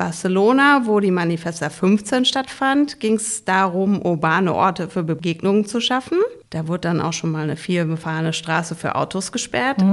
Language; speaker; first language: German; native; German